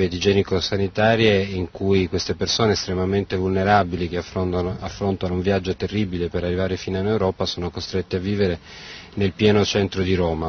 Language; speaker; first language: Italian; native; Italian